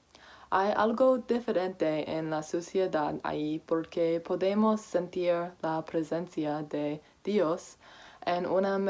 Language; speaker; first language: Spanish; non-native, learner; English